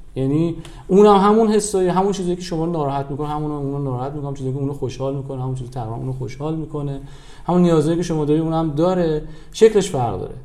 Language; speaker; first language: Persian; native; Persian